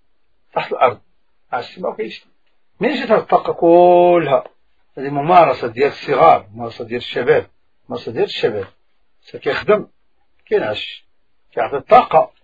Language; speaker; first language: Arabic; native; Arabic